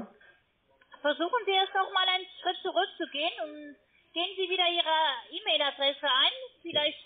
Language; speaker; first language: German; non-native, learner; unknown